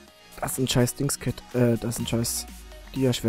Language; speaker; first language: German; native; German